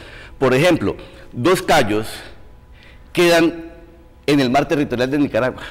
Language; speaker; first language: Spanish; native; Spanish